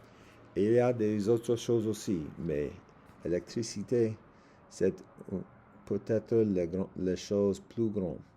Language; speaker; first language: French; non-native, learner; English